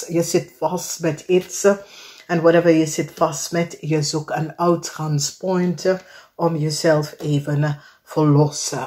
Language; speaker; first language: Dutch; non-native, fluent; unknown